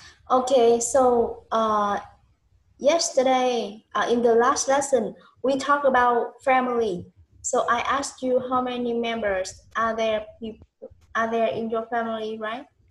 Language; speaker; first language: English; non-native, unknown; Vietnamese